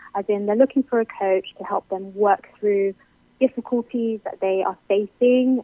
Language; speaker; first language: English; native; English